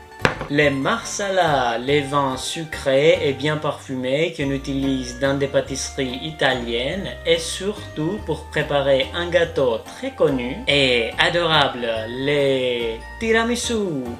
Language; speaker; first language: French; non-native, fluent; Greek